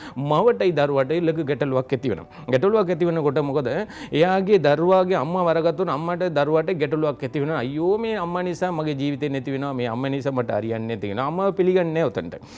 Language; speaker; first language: Sinhala; non-native, local second language; Tamil